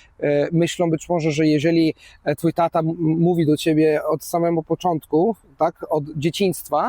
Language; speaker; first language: Polish; non-native, fluent; Italian